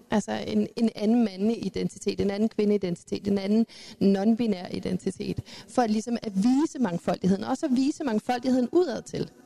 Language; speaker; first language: Danish; early bilingual, other home language; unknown